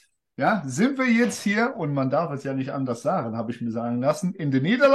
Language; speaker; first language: German; native; German